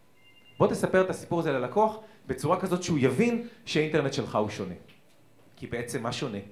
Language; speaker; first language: Hebrew; native; Hebrew